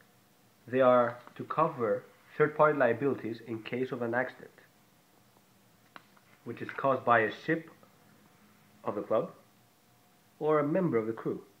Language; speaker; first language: English; non-native, fluent; Greek